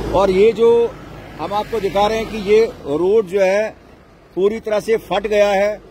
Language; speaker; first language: Hindi; native; Hindi